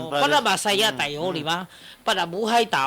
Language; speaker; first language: Filipino; non-native, learner; Chinese